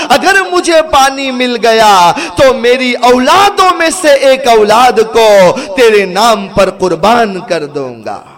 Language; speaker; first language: Urdu; early bilingual, heritage; Urdu